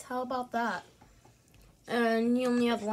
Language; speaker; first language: English; native; English